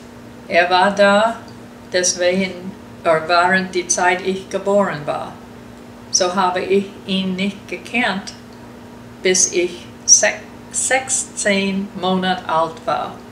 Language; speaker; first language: German; early bilingual, heritage; German